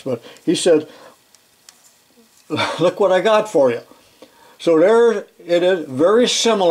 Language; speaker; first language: English; native; English